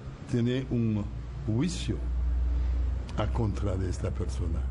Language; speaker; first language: Spanish; non-native, fluent; Haitian Creole